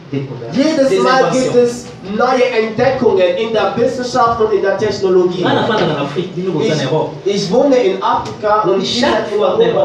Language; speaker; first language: German; non-native, learner; French